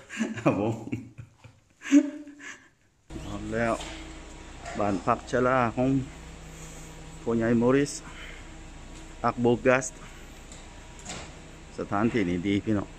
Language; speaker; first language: French; non-native, learner; Thai